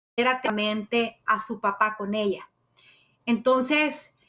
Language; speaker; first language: Spanish; native; Spanish